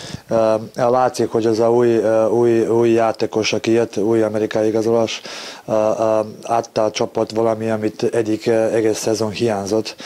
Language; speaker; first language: Hungarian; non-native, learner; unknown